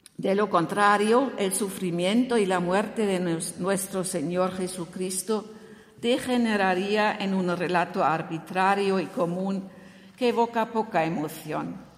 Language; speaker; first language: Spanish; non-native, fluent; German